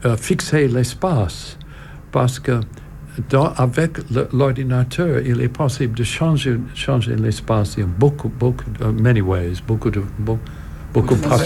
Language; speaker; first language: French; non-native, learner; English